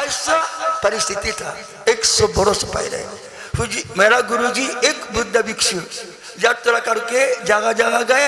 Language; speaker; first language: Hindi; non-native, learner; Japanese